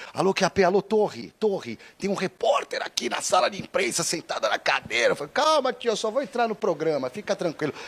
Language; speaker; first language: Portuguese; native; Portuguese